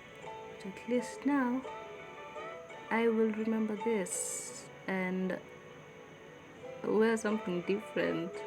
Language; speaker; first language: English; non-native, local second language; Swahili